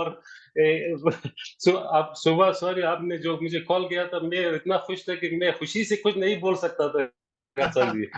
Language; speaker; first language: Hindi; non-native, learner; Persian